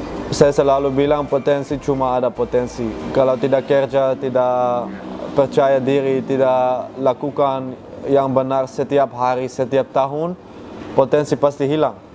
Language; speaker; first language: Indonesian; non-native, fluent; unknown